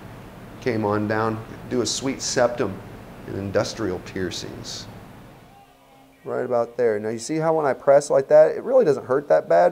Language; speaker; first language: English; native; English